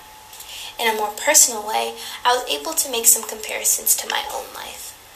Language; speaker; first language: English; native; English